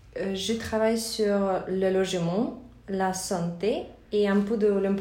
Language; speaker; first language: French; non-native, learner; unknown